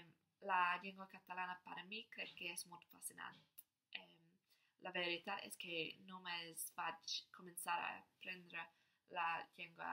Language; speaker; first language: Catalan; non-native, learner; English